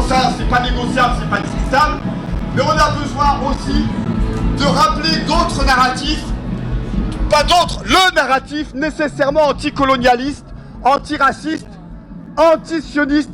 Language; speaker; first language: French; native; French